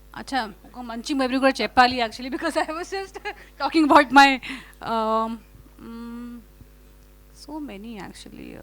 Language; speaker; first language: Telugu; non-native, fluent; Hindi